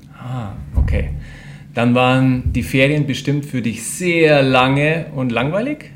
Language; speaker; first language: German; native; German